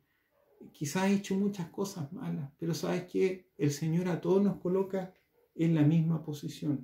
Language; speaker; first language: Spanish; native; Spanish